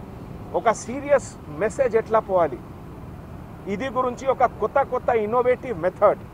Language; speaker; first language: Telugu; non-native, local second language; Hindi